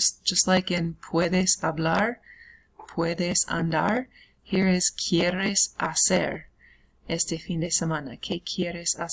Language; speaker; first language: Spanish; non-native, fluent; English